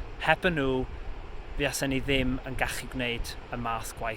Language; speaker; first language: Welsh; native; Welsh